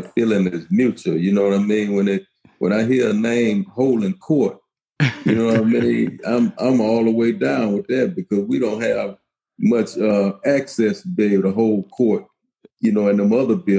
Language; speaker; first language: English; native; English